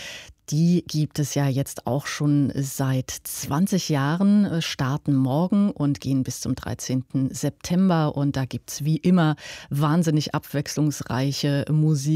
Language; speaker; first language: German; native; German